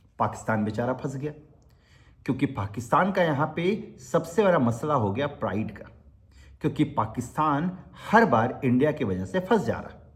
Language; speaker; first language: Hindi; native; Hindi